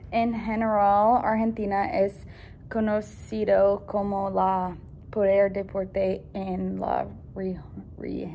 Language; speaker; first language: Spanish; non-native, learner; English